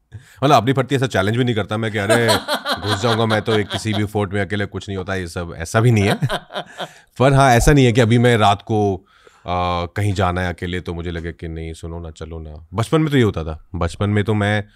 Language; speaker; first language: Hindi; native; Hindi